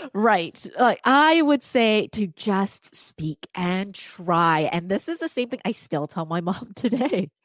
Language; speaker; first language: English; non-native, fluent; Cantonese